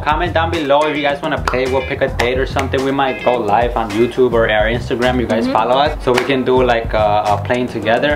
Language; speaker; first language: English; early bilingual, other home language; Spanish